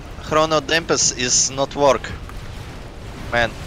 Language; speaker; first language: English; non-native, learner; Russian